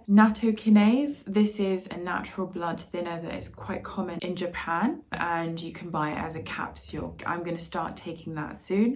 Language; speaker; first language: English; native; English